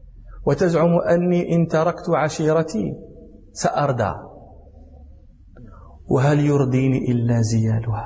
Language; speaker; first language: Arabic; native; Arabic